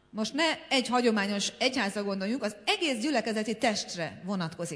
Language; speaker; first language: Hungarian; native; Hungarian